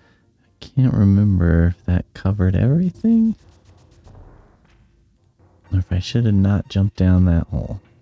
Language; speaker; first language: English; native; English